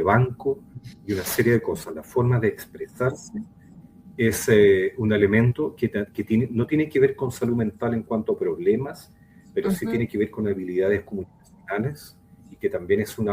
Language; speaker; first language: Spanish; native; Spanish